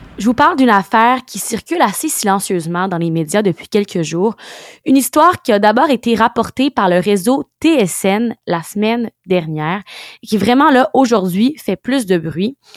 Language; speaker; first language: French; native; French